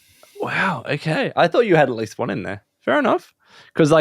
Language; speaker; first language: English; native; English